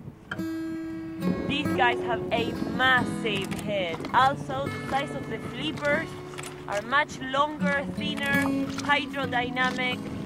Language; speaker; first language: English; non-native, fluent; Spanish